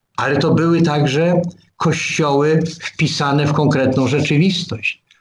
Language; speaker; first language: Polish; native; Polish